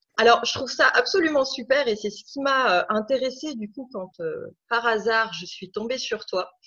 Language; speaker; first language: French; native; French